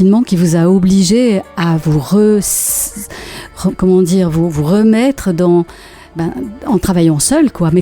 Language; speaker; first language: French; native; French